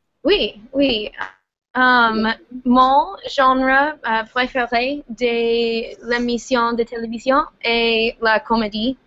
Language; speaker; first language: French; non-native, learner; English